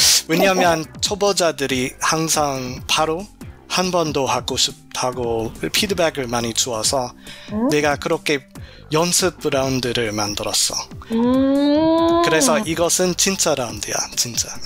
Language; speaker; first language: Korean; non-native, learner; English